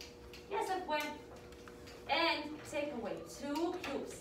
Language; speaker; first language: Spanish; early bilingual, heritage; Spanish